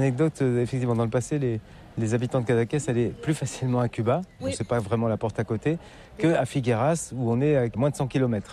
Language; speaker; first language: French; native; French